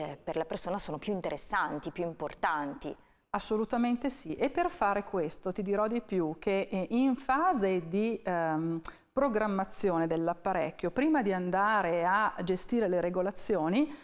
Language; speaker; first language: Italian; native; Italian